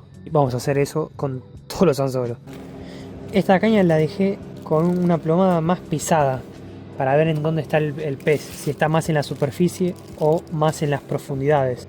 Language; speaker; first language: Spanish; native; Spanish